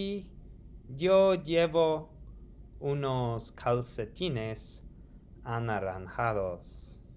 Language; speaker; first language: Spanish; non-native, fluent; English